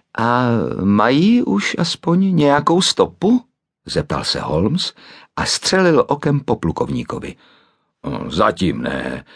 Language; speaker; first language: Czech; native; Czech